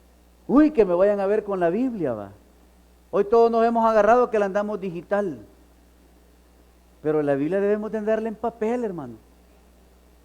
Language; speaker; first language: Spanish; native; Spanish